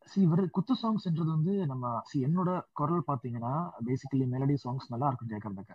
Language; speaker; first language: Tamil; non-native, local second language; Malayalam